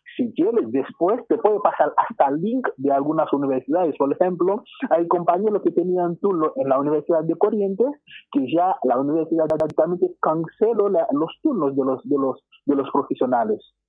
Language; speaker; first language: Spanish; non-native, fluent; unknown